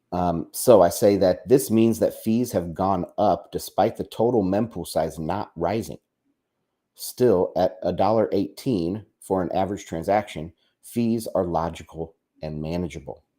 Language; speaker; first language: English; native; English